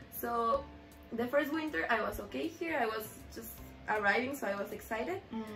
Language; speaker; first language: English; non-native, fluent; Spanish